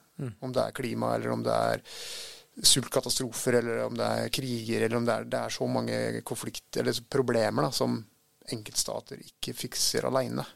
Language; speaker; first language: Norwegian; early bilingual, other home language; Swedish